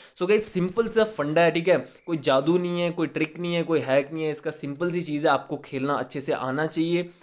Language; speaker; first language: Hindi; native; Hindi